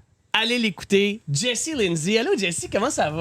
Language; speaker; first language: French; native; French